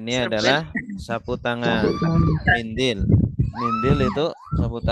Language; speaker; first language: Indonesian; native; Indonesian